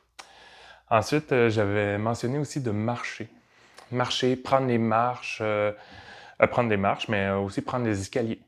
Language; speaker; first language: French; native; French